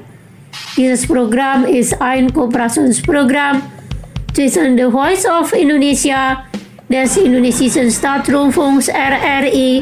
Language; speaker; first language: German; non-native, fluent; Indonesian